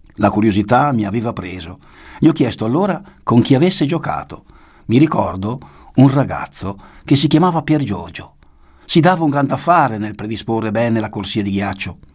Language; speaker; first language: Italian; native; Italian